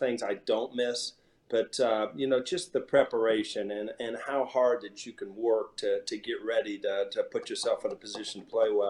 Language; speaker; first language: English; native; English